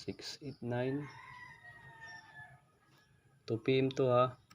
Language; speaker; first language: Filipino; non-native, local second language; Waray